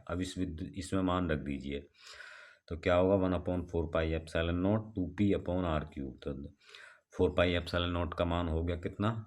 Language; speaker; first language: Hindi; native; Hindi